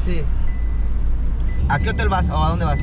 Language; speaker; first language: Spanish; native; Spanish